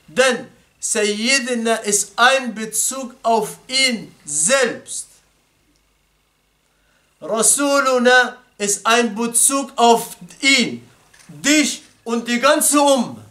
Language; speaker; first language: German; non-native, fluent; Arabic